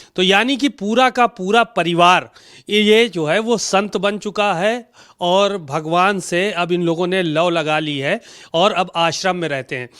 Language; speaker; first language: Hindi; native; Hindi